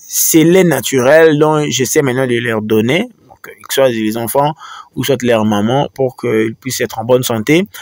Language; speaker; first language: French; non-native, local second language; Swahili